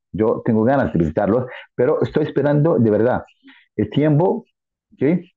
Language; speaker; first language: Spanish; non-native, fluent; Arabic